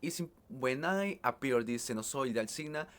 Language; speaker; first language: English; non-native, learner; Spanish